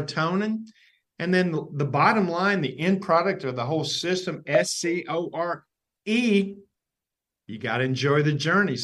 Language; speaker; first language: English; native; English